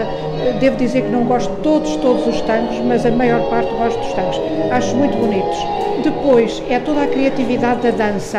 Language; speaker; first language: Portuguese; non-native, learner; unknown